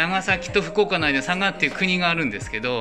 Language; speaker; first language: Japanese; native; Japanese